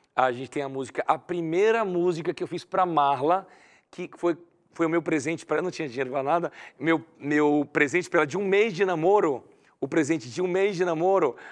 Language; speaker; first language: Portuguese; native; Portuguese